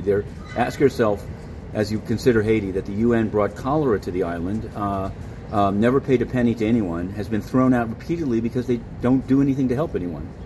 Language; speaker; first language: English; native; English